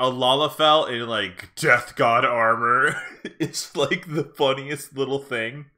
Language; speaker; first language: English; native; English